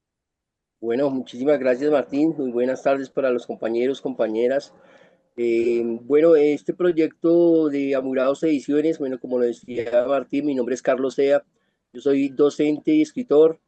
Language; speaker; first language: Spanish; native; Spanish